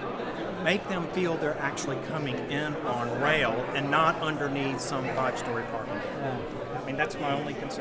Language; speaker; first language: English; native; English